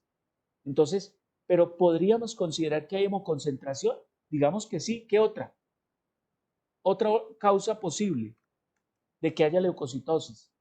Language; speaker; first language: Spanish; native; Spanish